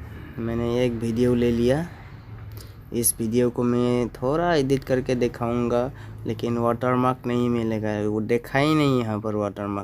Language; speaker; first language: Hindi; non-native, local second language; Assamese